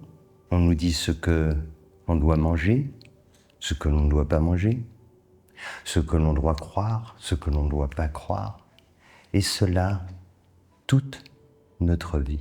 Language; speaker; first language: French; native; French